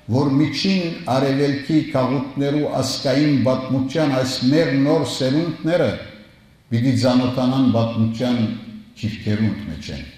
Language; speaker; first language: Armenian; early bilingual, heritage; Armenian